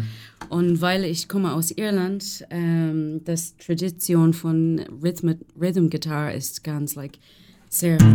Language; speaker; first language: German; non-native, learner; English